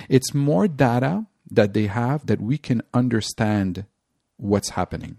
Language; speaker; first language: English; non-native, local second language; French